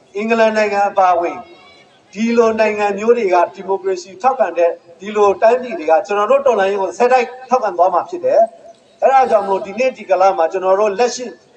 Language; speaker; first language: Burmese; non-native, local second language; S'gaw Karen